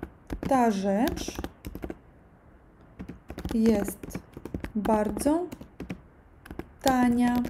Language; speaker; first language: Polish; non-native, learner; Russian